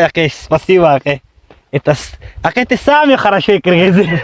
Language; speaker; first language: Russian; non-native, learner; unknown